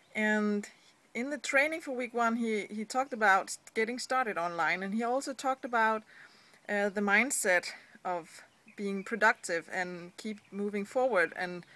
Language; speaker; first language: English; non-native, fluent; Danish